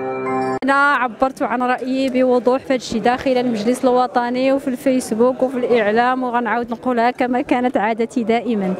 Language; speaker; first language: Arabic; native; Arabic